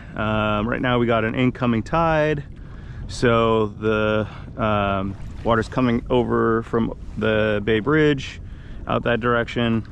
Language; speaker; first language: English; native; English